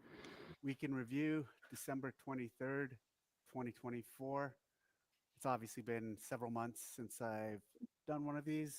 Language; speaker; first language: English; native; English